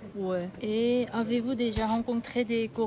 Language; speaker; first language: French; non-native, learner; Korean